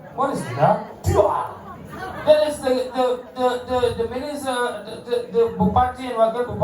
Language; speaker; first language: English; non-native, learner; Balinese